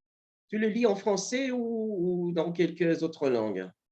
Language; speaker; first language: French; non-native, fluent; Polish